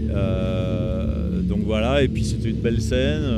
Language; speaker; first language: French; native; French